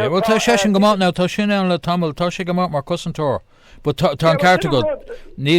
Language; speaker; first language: Irish; non-native, local second language; English